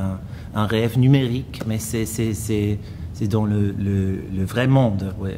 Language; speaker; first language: French; non-native, fluent; German